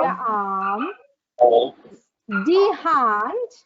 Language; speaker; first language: German; non-native, fluent; Bangla